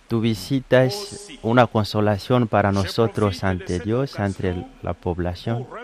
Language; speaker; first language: Spanish; non-native, fluent; French